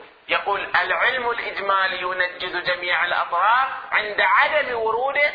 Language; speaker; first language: Arabic; native; Arabic